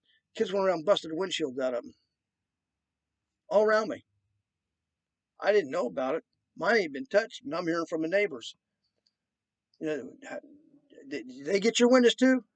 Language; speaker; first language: English; native; English